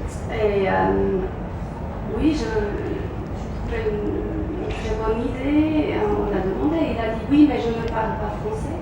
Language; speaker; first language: French; non-native, local second language; German